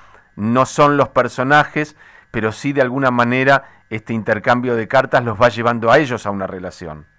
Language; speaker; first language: Spanish; native; Spanish